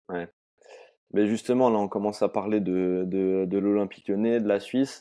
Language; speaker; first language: French; native; French